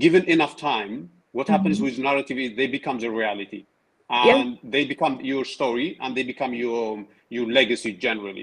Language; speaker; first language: English; non-native, fluent; Tigrinya